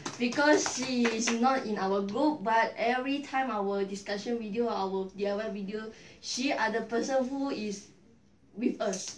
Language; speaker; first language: English; non-native, learner; Malay